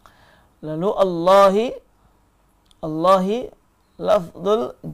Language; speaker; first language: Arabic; non-native, fluent; Indonesian